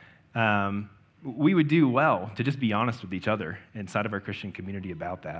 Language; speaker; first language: English; native; English